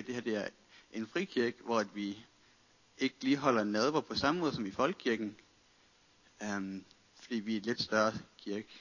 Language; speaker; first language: Danish; native; Danish